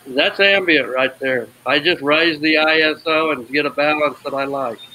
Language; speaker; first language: English; native; English